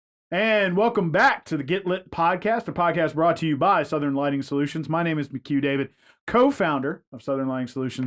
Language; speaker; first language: English; native; English